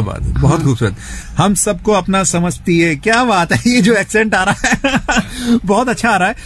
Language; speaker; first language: Hindi; native; Hindi